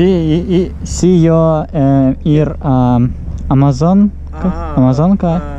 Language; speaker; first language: Spanish; non-native, learner; Russian